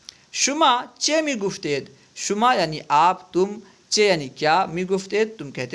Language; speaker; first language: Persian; non-native, fluent; Urdu